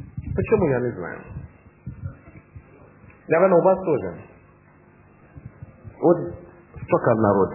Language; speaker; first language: Russian; non-native, learner; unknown